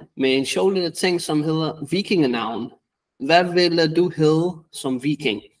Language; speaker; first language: Danish; native; Danish